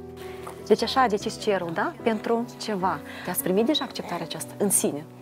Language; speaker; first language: Romanian; native; Romanian